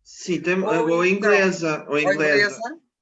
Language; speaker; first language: Portuguese; non-native, fluent; Croatian